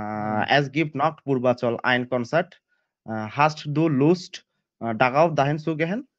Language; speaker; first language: German; non-native, learner; Bangla